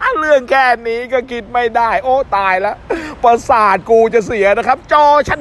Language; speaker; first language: Thai; native; Thai